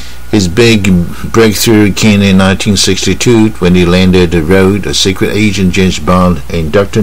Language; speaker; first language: English; non-native, fluent; Chinese